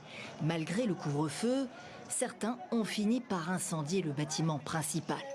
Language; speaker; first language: French; native; French